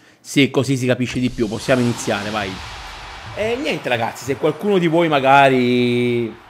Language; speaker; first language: Italian; native; Italian